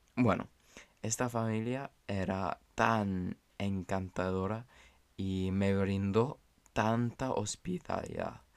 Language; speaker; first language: Spanish; non-native, fluent; English